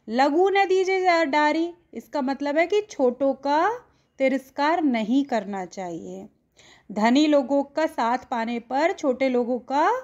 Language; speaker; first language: Hindi; native; Hindi